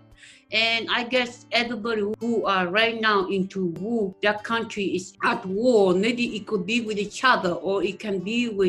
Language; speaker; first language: English; non-native, local second language; Acoli